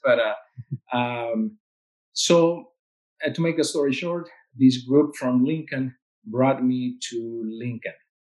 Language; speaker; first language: English; non-native, fluent; Spanish